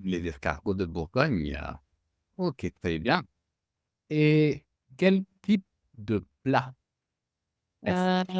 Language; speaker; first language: French; non-native, fluent; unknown